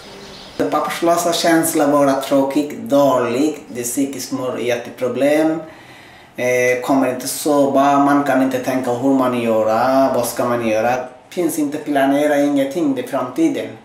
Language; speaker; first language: Swedish; non-native, learner; Bangla